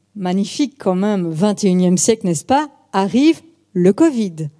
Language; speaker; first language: French; native; French